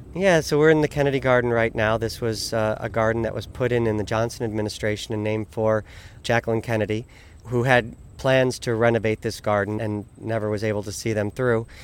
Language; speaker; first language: English; native; English